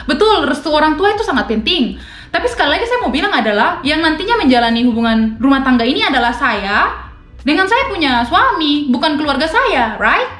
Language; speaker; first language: Indonesian; non-native, local second language; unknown